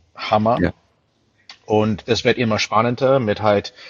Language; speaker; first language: German; non-native, fluent; English